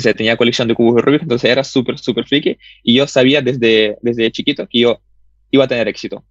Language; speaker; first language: Spanish; early bilingual, other home language; Russian